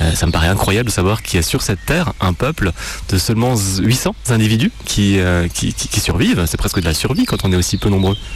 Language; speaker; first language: French; native; French